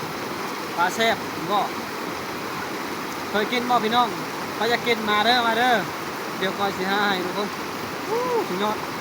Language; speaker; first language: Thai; non-native, local second language; Northeastern Thai